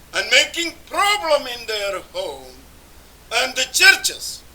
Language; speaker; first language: English; non-native, local second language; Malayalam